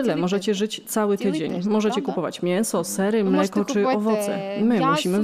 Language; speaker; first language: Ukrainian; native; Ukrainian